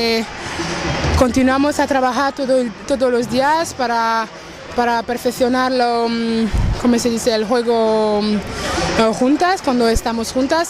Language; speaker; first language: Spanish; non-native, learner; French